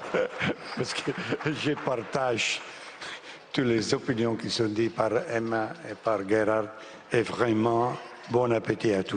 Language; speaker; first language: French; non-native, fluent; Italian